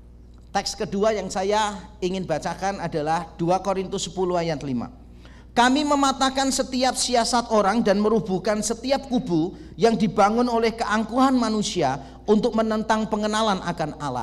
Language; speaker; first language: Indonesian; native; Indonesian